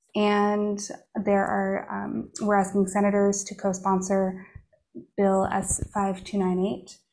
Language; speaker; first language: English; native; English